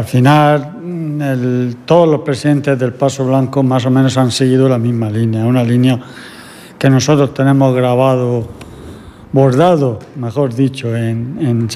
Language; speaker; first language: Spanish; native; Spanish